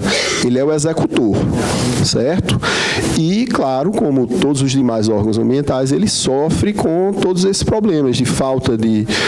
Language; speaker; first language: Portuguese; native; Portuguese